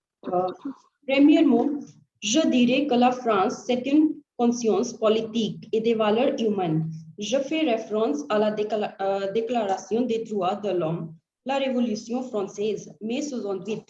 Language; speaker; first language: French; non-native, fluent; Hindi